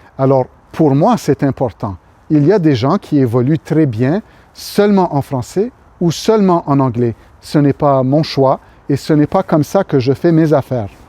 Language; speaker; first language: French; native; French